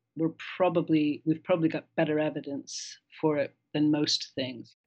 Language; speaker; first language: English; native; English